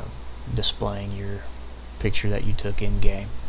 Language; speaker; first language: English; native; English